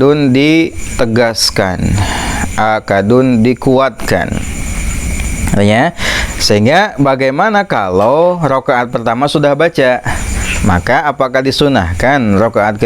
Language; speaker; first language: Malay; non-native, local second language; Sundanese